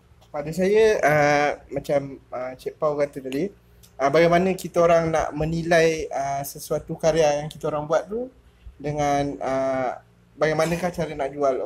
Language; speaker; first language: Malay; native; Malay